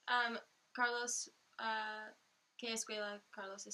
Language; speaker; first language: Spanish; non-native, learner; English